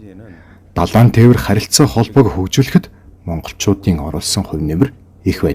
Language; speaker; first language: Mongolian; native; Mongolian